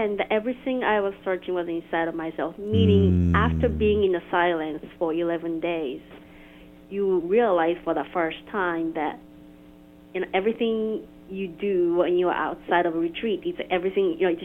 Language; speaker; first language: English; non-native, fluent; Japanese